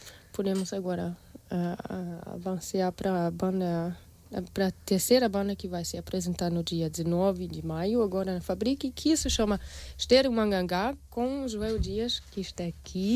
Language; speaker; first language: Portuguese; non-native, fluent; German